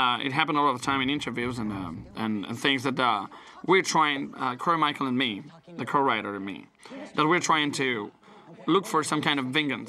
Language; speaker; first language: English; non-native, fluent; Spanish